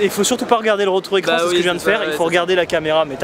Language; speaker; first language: French; native; French